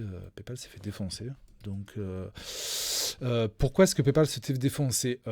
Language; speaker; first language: French; native; French